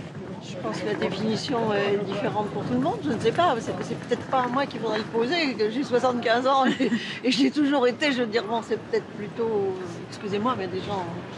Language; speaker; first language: French; native; French